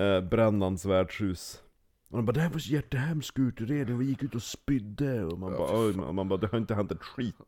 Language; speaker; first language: Swedish; native; Swedish